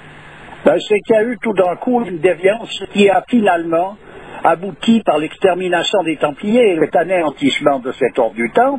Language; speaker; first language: French; native; French